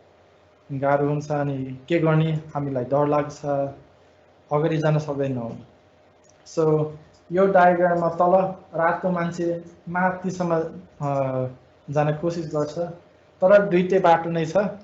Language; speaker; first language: Nepali; non-native, fluent; English